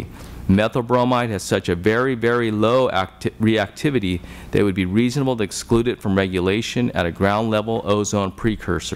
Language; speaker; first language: English; native; English